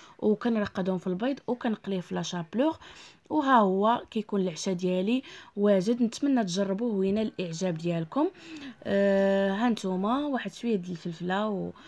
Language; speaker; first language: Arabic; native; Arabic